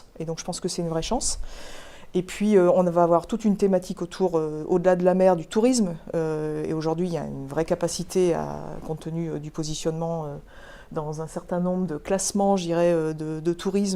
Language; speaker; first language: French; native; French